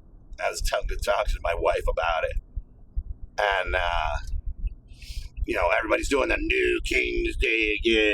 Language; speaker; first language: English; native; English